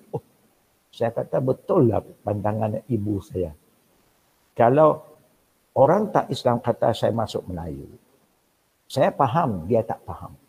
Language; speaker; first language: Malay; non-native, local second language; Min Nan Chinese